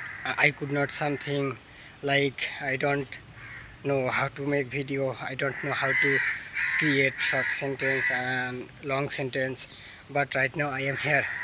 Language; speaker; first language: English; non-native, learner; Bangla